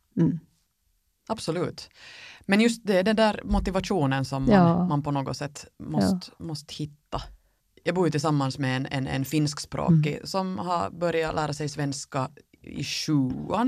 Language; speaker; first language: Swedish; native; Swedish